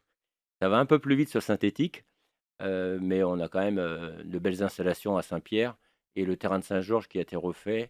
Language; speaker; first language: French; native; French